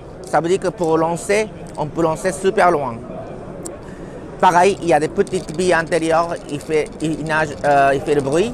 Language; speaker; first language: French; non-native, learner; Japanese